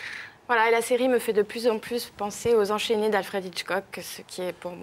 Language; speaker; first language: French; native; French